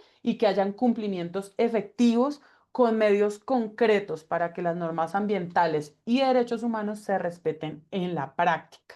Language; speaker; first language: Spanish; native; Spanish